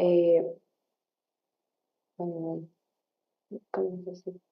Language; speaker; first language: French; non-native, learner; Spanish